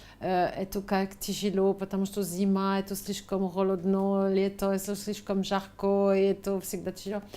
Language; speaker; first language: Russian; non-native, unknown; French